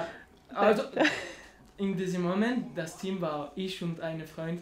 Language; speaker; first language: German; non-native, learner; French